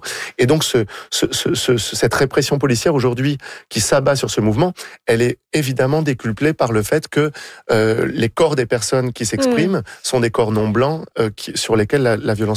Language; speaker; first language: French; native; French